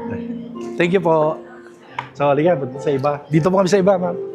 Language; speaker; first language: Filipino; native; Filipino